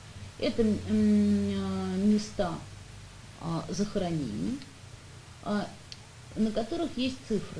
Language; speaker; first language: Russian; native; Russian